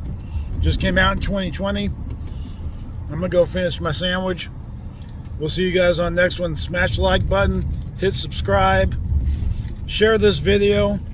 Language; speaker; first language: English; native; English